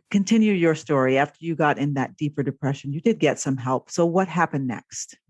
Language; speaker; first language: English; native; English